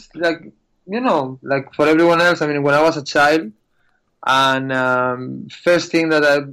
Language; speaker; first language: English; non-native, fluent; Spanish